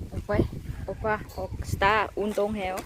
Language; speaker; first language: Korean; non-native, learner; Vietnamese